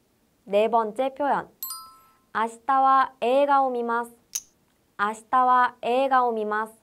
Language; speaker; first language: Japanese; non-native, fluent; Korean